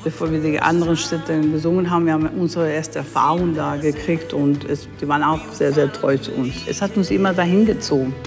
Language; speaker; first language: German; non-native, fluent; English